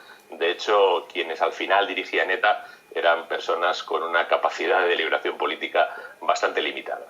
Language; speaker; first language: Spanish; native; Spanish